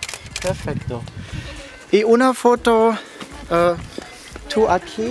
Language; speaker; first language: Spanish; non-native, learner; German